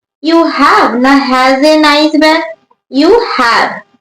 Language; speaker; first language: English; non-native, local second language; Bangla